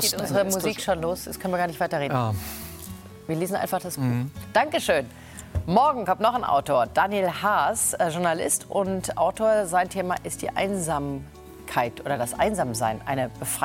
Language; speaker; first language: German; native; German